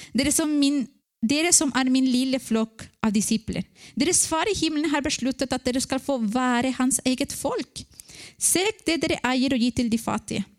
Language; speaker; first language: Norwegian; non-native, fluent; Spanish